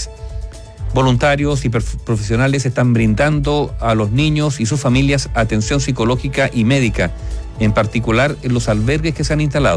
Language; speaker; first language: Spanish; native; Spanish